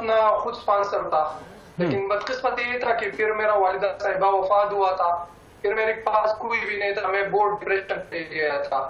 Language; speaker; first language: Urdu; non-native, local second language; Pashto